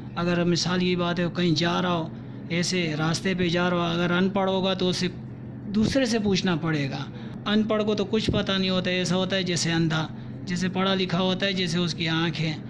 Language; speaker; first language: Urdu; non-native, local second language; Pashto